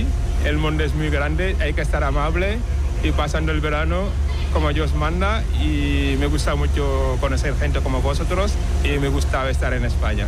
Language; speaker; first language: Spanish; non-native, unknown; Wolof